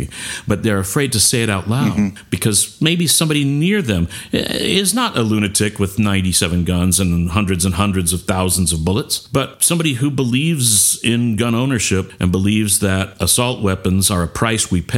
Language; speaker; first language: English; native; English